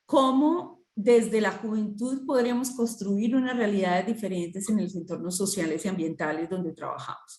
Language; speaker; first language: Spanish; native; Spanish